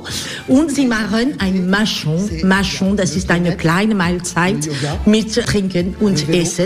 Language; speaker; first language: German; non-native, fluent; French